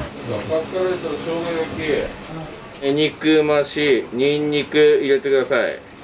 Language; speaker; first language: Japanese; native; Japanese